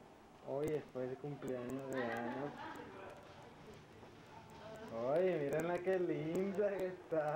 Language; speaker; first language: Spanish; native; Spanish